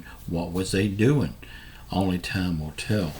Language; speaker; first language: English; native; English